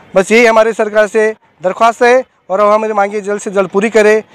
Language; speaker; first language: Hindi; non-native, local second language; Marathi